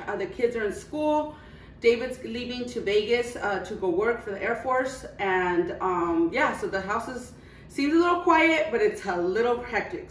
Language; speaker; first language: English; early bilingual, other home language; Spanish